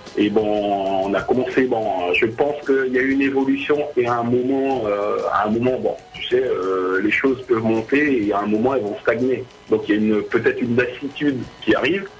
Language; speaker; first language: French; early bilingual, other home language; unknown